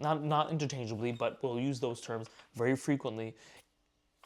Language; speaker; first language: English; native; English